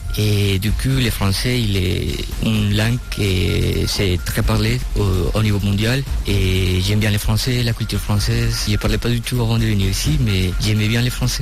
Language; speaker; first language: French; non-native, learner; Spanish